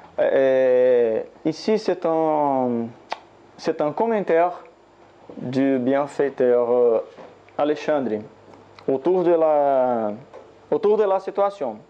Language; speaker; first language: French; non-native, learner; Portuguese